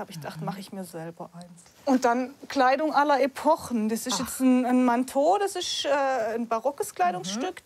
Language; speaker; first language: German; native; German